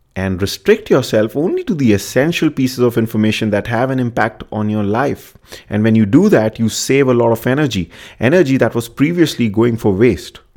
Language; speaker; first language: English; non-native, local second language; Hindi